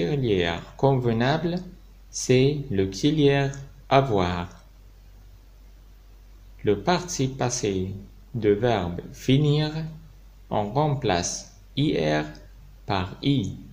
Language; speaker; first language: French; non-native, fluent; Arabic